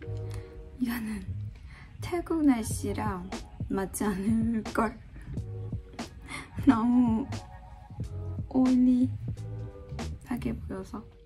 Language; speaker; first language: Korean; non-native, fluent; Thai